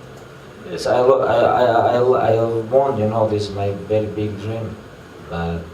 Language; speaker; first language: English; non-native, learner; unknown